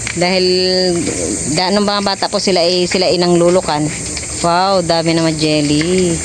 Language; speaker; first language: Filipino; native; Filipino